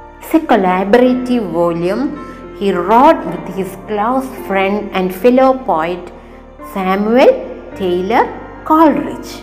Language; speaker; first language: English; non-native, local second language; Malayalam